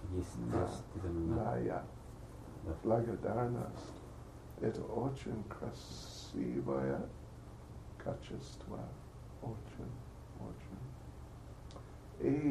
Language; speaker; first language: Russian; non-native, learner; English